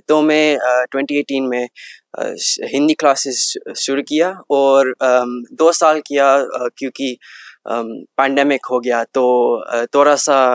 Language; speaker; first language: Hindi; early bilingual, heritage; English